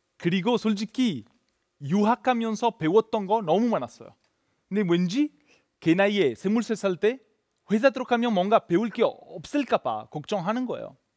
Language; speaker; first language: Korean; non-native, fluent; Italian